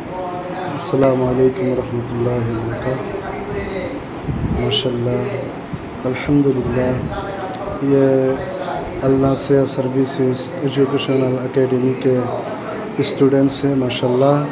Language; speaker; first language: Hindi; non-native, local second language; Bangla